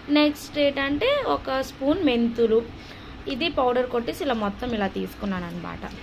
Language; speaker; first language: Telugu; non-native, local second language; Urdu